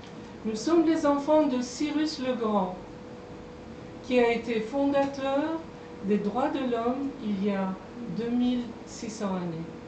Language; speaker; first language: French; non-native, fluent; Persian